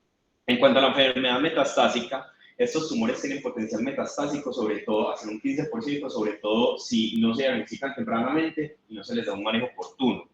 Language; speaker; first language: Spanish; native; Spanish